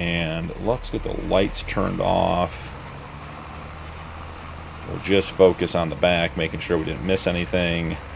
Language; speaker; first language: English; native; English